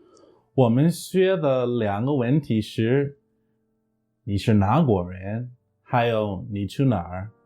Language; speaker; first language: Chinese; non-native, fluent; English